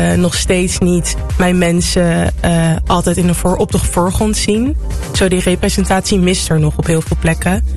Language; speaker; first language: Dutch; native; Dutch